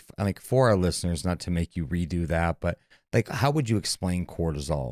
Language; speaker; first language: English; native; English